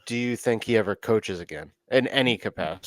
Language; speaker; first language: English; native; English